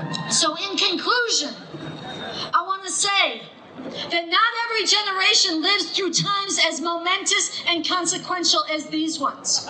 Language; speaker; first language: English; native; English